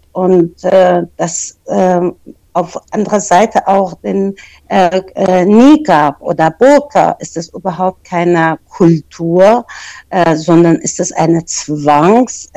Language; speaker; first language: German; non-native, fluent; Persian